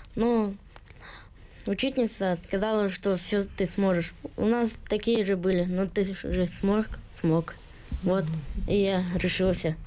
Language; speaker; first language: Russian; native; Russian